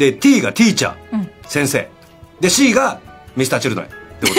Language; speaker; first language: Japanese; native; Japanese